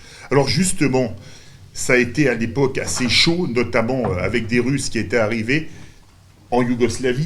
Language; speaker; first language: French; native; French